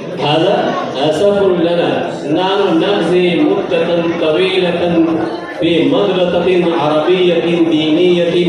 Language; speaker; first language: Arabic; non-native, fluent; Urdu